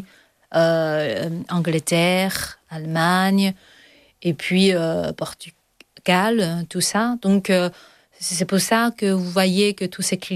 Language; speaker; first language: French; non-native, learner; Chinese